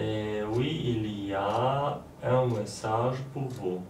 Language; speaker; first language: French; non-native, learner; Polish